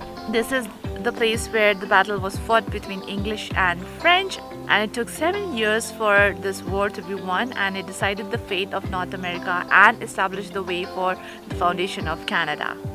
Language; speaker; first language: English; non-native, local second language; Hindi